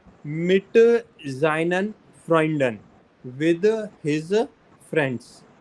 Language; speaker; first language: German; non-native, fluent; Hindi